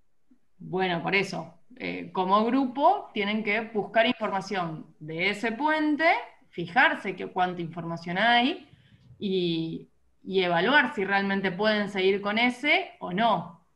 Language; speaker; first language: Spanish; native; Spanish